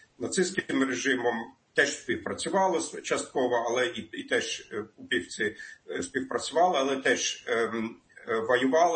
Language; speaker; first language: Ukrainian; non-native, fluent; German